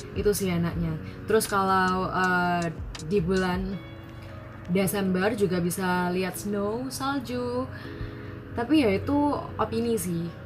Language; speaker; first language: Indonesian; native; Indonesian